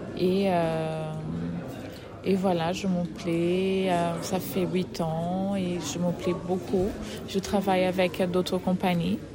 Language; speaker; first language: French; non-native, fluent; Portuguese